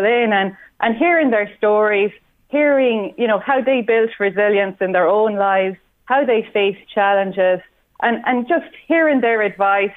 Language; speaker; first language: English; native; English